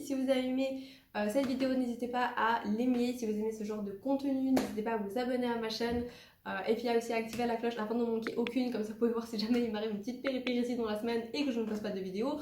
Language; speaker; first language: French; native; French